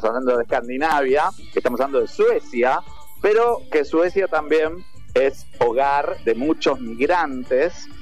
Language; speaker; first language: Spanish; native; Spanish